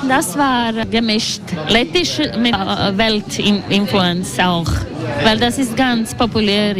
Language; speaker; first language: German; non-native, fluent; Latvian